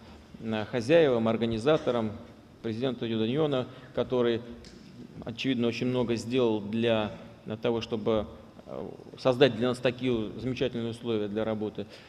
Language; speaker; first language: Russian; native; Russian